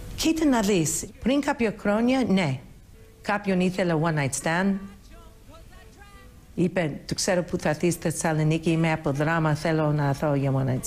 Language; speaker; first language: Greek; early bilingual, heritage; English